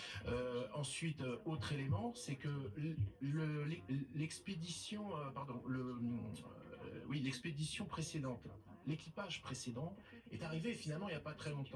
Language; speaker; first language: French; native; French